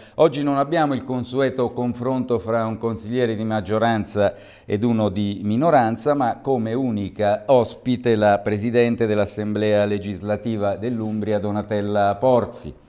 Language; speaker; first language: Italian; native; Italian